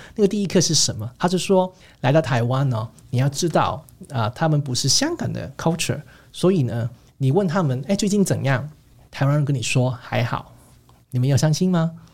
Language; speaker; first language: Chinese; non-native, local second language; Cantonese